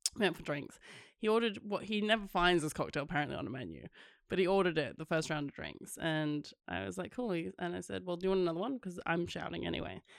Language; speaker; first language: English; native; English